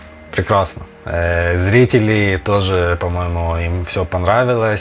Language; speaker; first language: Russian; early bilingual, other home language; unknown